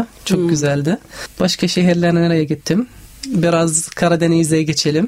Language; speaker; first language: Turkish; non-native, learner; Arabic